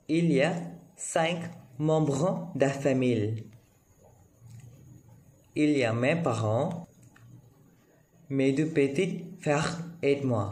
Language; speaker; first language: French; non-native, learner; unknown